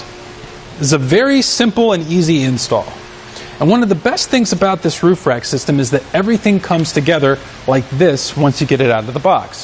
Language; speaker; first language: English; native; English